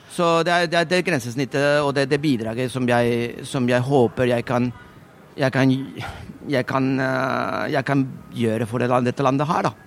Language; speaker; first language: Norwegian; non-native, fluent; Spanish